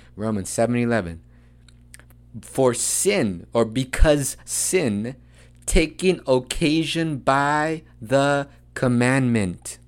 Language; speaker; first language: English; early bilingual, other home language; Spanish